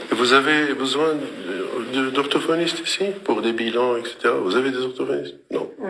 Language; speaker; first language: French; non-native, local second language; Arabic